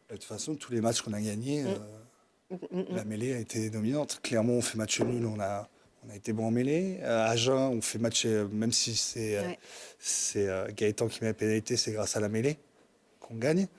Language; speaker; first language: French; native; French